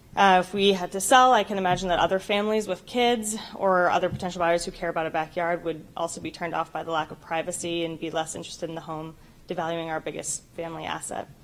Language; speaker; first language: English; native; English